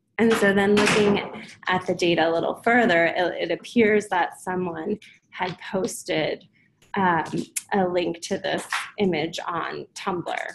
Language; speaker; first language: English; native; English